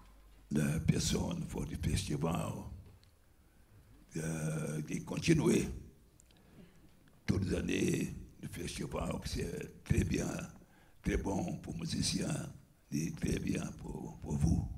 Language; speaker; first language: French; non-native, learner; Portuguese